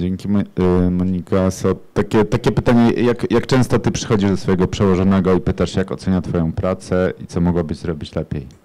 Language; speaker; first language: Polish; native; Polish